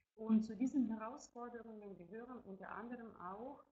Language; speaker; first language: German; non-native, fluent; Ukrainian